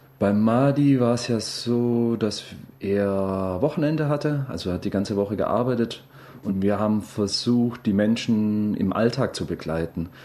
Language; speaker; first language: German; native; German